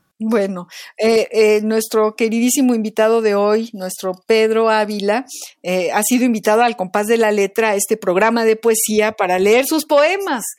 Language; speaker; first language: Spanish; native; Spanish